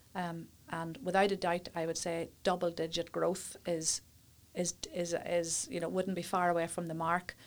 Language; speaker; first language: English; native; English